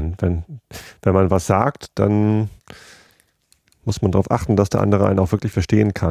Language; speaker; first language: German; native; German